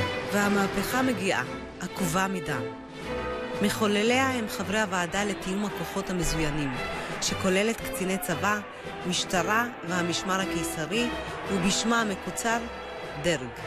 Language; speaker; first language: Hebrew; native; Hebrew